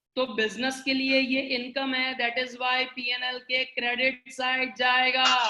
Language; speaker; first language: Hindi; non-native, local second language; Gujarati